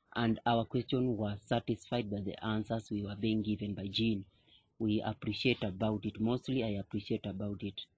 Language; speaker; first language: English; non-native, local second language; Kikuyu